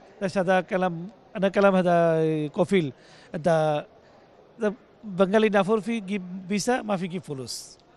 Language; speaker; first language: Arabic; non-native, learner; Bangla